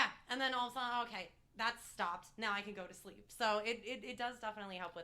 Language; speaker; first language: English; native; English